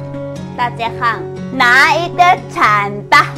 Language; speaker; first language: Chinese; non-native, learner; Thai